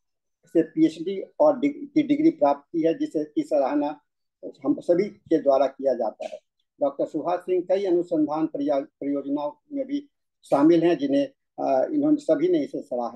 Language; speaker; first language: Hindi; native; Hindi